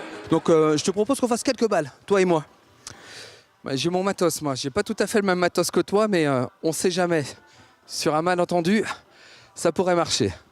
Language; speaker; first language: French; native; French